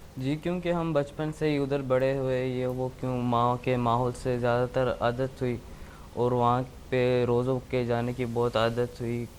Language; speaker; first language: Urdu; early bilingual, heritage; Urdu